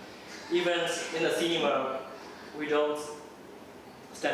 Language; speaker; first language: English; non-native, learner; Burmese